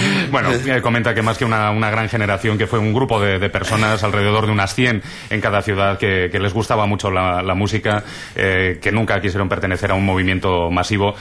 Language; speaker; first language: Spanish; native; Spanish